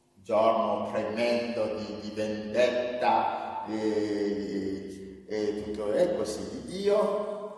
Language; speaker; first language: Italian; non-native, fluent; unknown